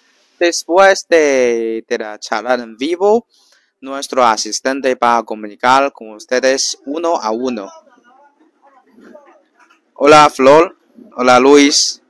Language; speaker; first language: Spanish; non-native, learner; Chinese